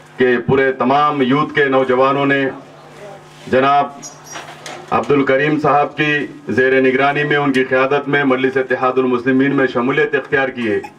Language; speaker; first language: Urdu; native; Urdu